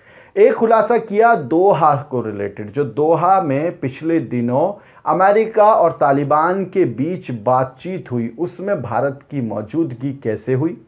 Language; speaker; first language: Hindi; native; Hindi